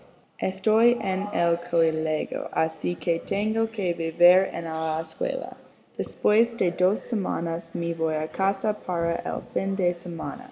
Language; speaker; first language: Spanish; non-native, learner; English